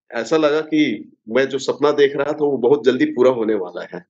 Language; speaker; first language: Hindi; native; Hindi